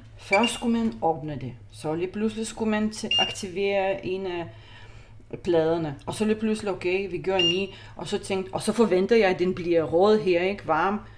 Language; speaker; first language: Danish; non-native, fluent; Lithuanian